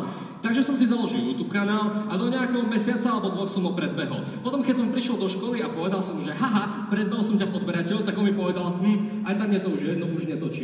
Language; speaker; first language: Slovak; native; Slovak